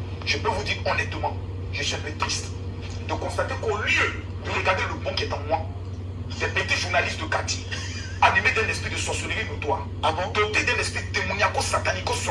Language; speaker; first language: French; native; French